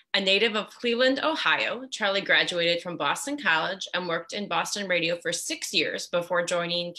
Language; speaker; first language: English; native; English